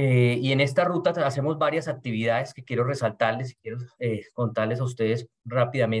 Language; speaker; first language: Spanish; native; Spanish